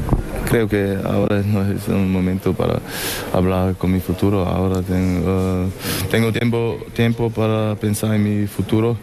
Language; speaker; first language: Spanish; non-native, fluent; German